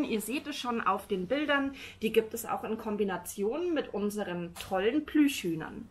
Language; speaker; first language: German; native; German